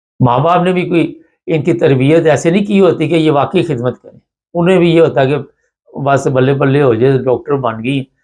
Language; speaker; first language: Urdu; non-native, local second language; Punjabi